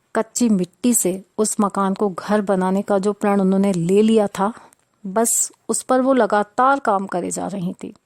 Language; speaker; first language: Hindi; non-native, local second language; Sindhi